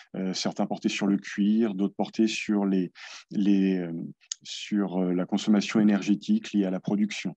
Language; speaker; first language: French; native; French